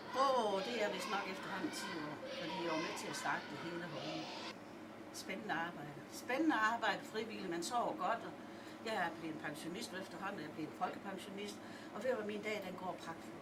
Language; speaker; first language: Danish; native; Danish